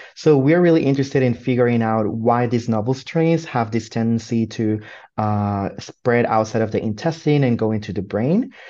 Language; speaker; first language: English; non-native, fluent; Spanish